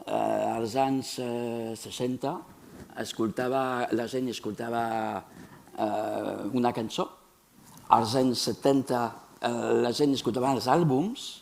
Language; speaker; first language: Catalan; non-native, fluent; French